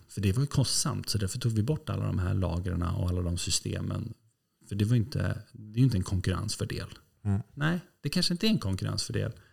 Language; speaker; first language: Swedish; native; Swedish